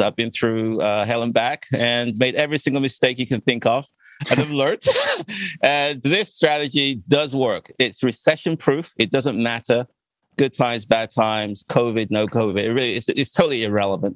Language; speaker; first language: English; native; English